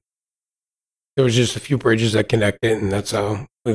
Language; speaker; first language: English; native; English